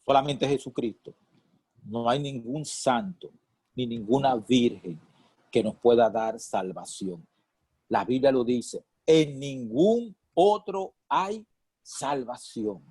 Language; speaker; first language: Spanish; native; Spanish